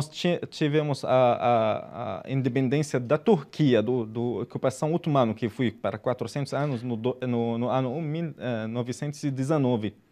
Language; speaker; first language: Portuguese; non-native, fluent; Arabic